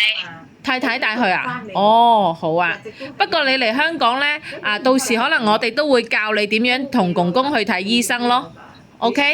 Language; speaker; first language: Cantonese; native; Cantonese